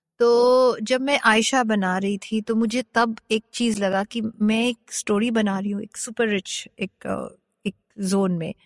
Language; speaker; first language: Hindi; non-native, local second language; Bangla